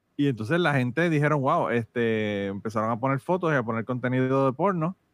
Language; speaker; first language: Spanish; native; Spanish